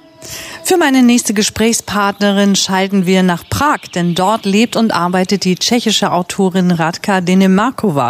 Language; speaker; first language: German; native; German